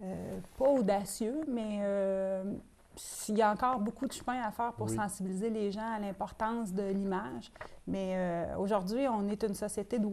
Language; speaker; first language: French; native; French